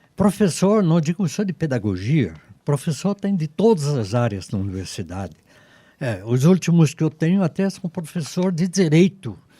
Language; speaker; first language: Portuguese; non-native, fluent; French